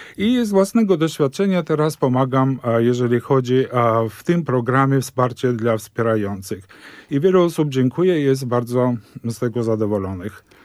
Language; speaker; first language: Polish; early bilingual, heritage; Polish